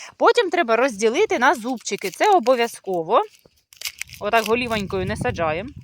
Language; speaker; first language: Ukrainian; non-native, local second language; Russian